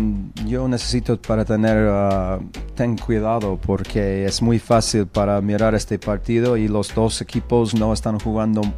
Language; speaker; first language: Spanish; non-native, learner; English